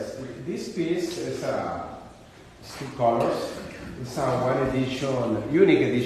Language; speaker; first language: English; non-native, learner; Spanish